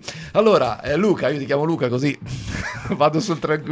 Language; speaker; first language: Italian; native; Italian